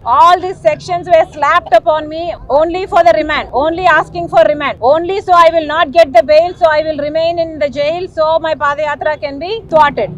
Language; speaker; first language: English; non-native, local second language; Telugu